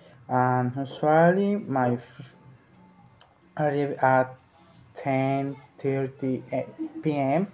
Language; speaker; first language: English; non-native, learner; Spanish